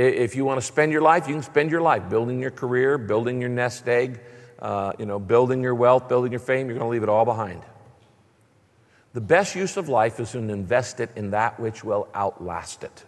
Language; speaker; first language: English; native; English